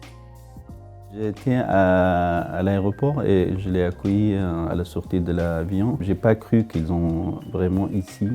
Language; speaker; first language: French; non-native, fluent; Pashto